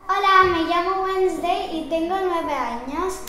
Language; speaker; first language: Spanish; early bilingual, other home language; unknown